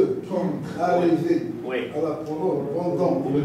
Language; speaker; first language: French; non-native, learner; Arabic